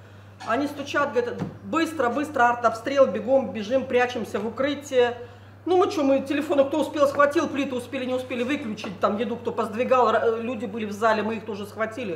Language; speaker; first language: Russian; native; Russian